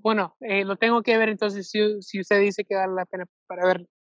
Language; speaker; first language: Spanish; early bilingual, heritage; Spanish